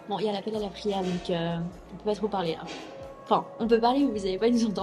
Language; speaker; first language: French; native; French